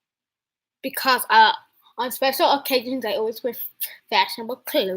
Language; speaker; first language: English; native; English